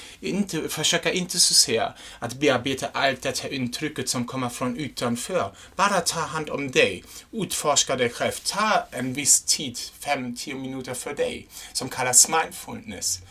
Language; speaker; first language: Swedish; non-native, fluent; German